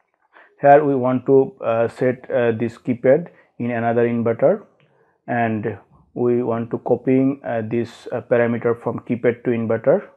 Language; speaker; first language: English; non-native, learner; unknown